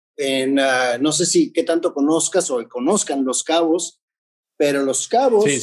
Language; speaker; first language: Spanish; native; Spanish